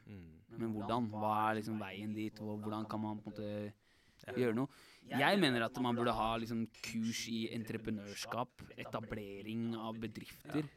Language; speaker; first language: Norwegian; native; Norwegian